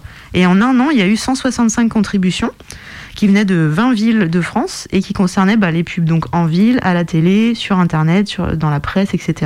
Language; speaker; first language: French; native; French